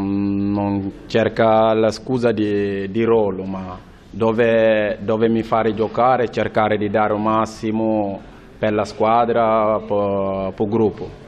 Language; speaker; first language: Italian; non-native, learner; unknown